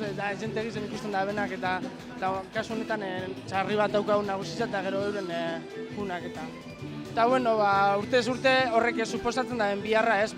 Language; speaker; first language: Basque; native; Basque